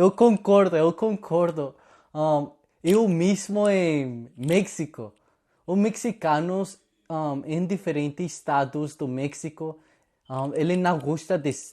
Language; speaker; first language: Portuguese; non-native, learner; Spanish